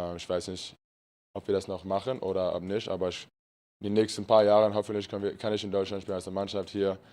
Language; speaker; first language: German; early bilingual, other home language; English